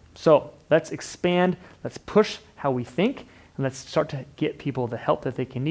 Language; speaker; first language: English; native; English